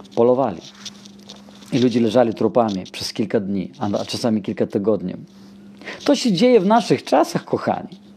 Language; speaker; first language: Polish; non-native, fluent; Russian